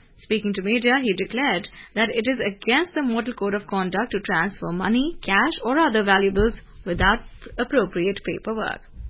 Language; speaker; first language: English; non-native, local second language; Hindi